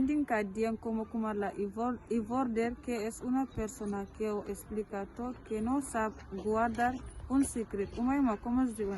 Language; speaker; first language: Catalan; non-native, learner; Mandingo